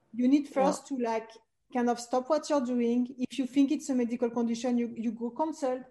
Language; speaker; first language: English; non-native, fluent; French